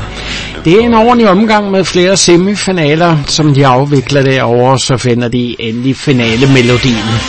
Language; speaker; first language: Danish; native; Danish